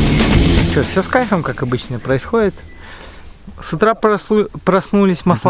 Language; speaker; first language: Russian; native; Russian